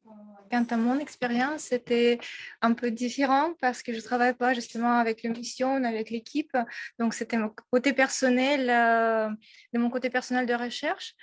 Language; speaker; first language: French; non-native, fluent; Russian